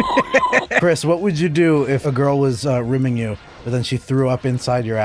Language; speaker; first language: English; native; English